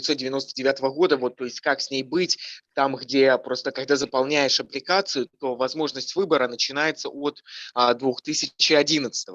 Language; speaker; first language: Russian; native; Russian